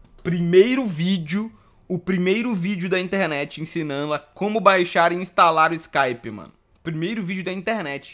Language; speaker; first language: Portuguese; native; Portuguese